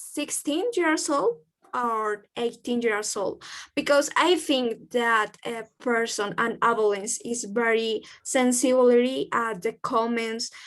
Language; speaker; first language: English; non-native, learner; Spanish